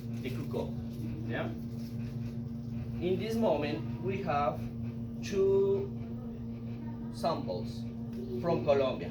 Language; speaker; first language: English; non-native, learner; Spanish